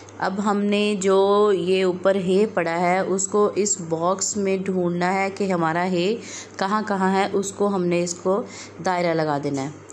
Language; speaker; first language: Urdu; non-native, local second language; Punjabi